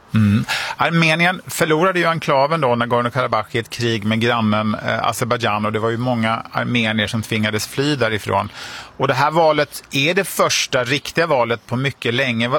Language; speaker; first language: Swedish; native; Swedish